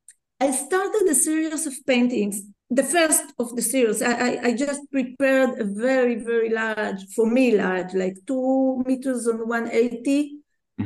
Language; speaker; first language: English; non-native, fluent; Hebrew